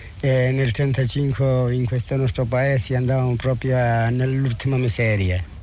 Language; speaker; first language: Italian; native; Italian